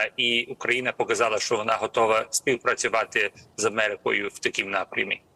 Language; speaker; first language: Ukrainian; early bilingual, heritage; Ukrainian